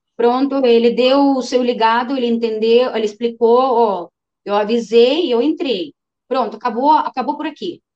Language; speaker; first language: Portuguese; non-native, fluent; Ukrainian